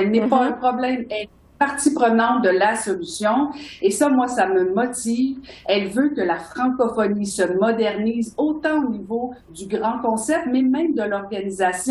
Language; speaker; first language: French; native; French